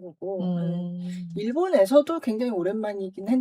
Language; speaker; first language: Korean; native; Korean